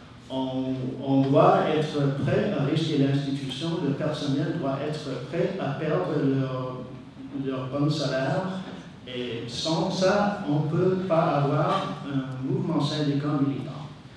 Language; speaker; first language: French; non-native, fluent; English